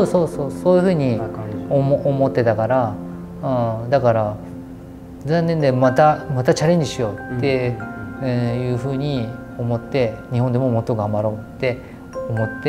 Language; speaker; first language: Japanese; native; Japanese